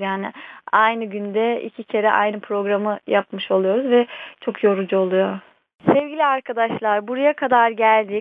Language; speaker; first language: Turkish; early bilingual, heritage; Turkish